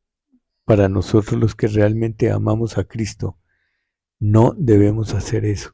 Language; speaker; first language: Spanish; native; Spanish